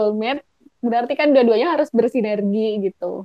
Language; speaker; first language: Indonesian; native; Indonesian